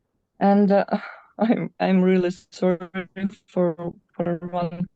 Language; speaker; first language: English; non-native, learner; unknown